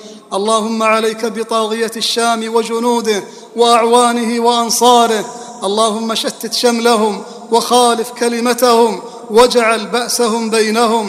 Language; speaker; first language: Arabic; native; Arabic